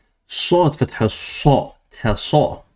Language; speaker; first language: Arabic; non-native, fluent; English